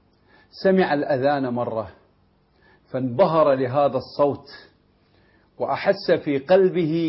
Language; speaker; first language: Arabic; native; Arabic